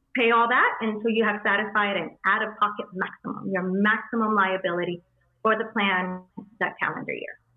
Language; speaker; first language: English; early bilingual, other home language; Spanish